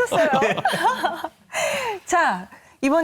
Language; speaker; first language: Korean; native; Korean